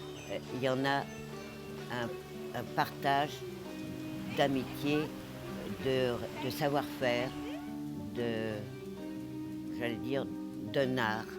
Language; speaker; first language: French; non-native, local second language; Morisyen